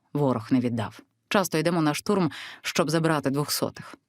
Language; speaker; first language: Ukrainian; early bilingual, other home language; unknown